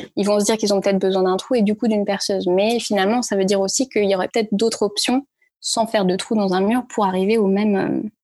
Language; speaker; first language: French; native; French